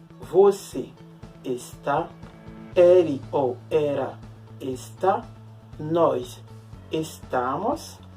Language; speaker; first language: Portuguese; non-native, fluent; Haitian Creole